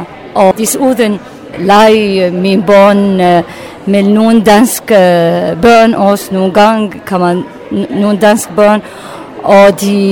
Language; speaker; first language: Danish; non-native, learner; Arabic